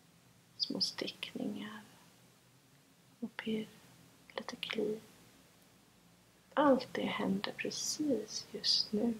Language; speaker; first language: Swedish; native; Swedish